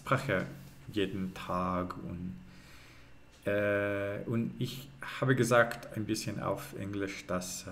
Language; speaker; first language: German; non-native, learner; English